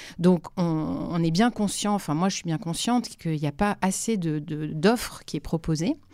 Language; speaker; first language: French; native; French